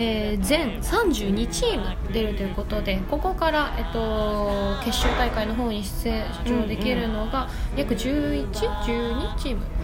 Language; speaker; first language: Japanese; native; Japanese